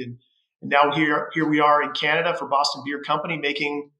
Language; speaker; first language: English; native; English